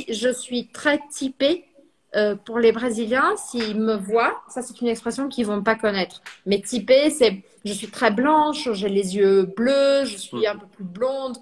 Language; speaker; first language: French; early bilingual, heritage; French